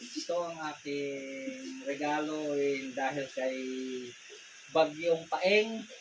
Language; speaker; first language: Filipino; non-native, local second language; Iloko